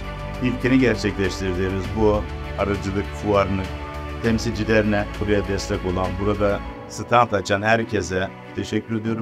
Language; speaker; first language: Turkish; native; Turkish